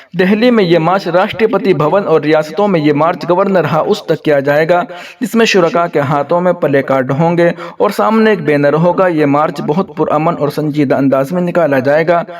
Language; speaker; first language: Urdu; native; Urdu